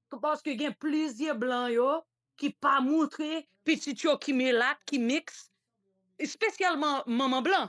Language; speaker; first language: Haitian Creole; early bilingual, heritage; Haitian Creole